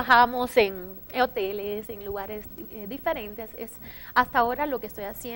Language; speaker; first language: Spanish; native; Spanish